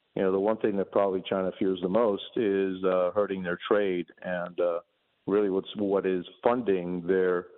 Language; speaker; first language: English; early bilingual, other home language; Spanish